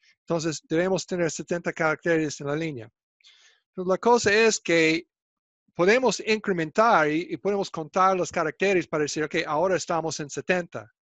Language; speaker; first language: Spanish; non-native, fluent; English